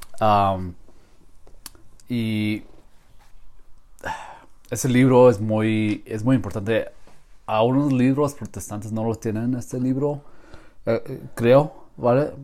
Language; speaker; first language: Spanish; non-native, learner; English